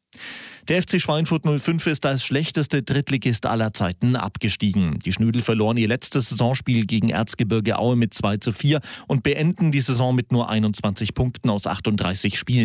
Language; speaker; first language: German; native; German